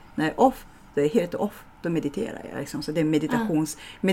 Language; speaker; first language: Swedish; non-native, fluent; Japanese